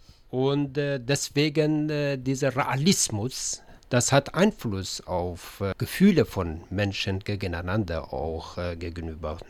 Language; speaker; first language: German; non-native, learner; Persian